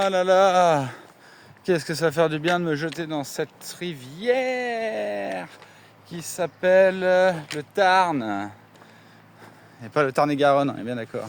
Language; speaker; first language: French; native; French